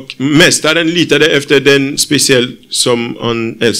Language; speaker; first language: Swedish; non-native, fluent; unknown